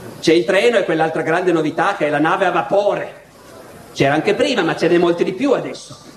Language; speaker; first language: Italian; native; Italian